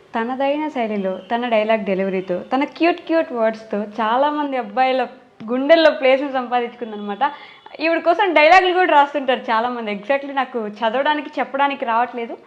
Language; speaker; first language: Telugu; native; Telugu